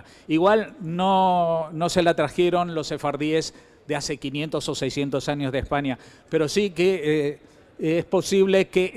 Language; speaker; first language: Spanish; native; Spanish